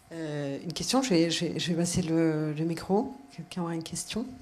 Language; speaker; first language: French; native; French